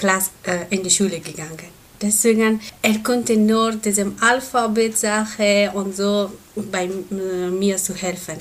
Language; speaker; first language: German; non-native, learner; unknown